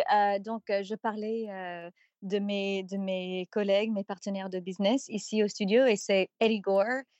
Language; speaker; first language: French; non-native, fluent; English